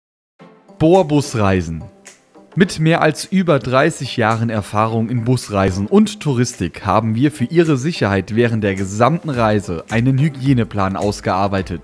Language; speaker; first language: German; native; German